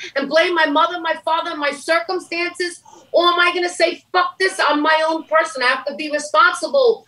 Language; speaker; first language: English; native; English